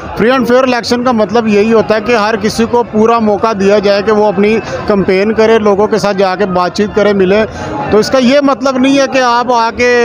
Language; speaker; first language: Urdu; non-native, local second language; Punjabi